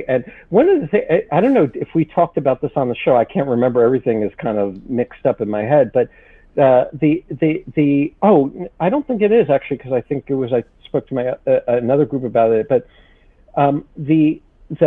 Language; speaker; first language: English; native; English